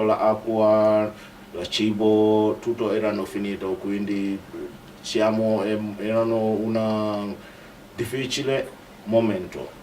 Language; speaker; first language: Italian; non-native, learner; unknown